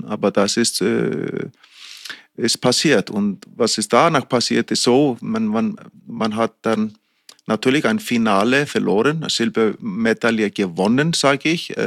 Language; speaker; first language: German; non-native, fluent; Icelandic